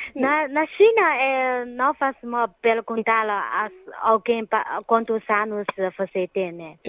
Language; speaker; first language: Portuguese; non-native, fluent; Chinese